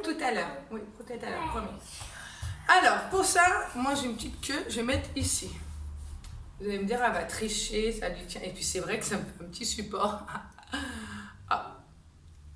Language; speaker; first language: French; native; French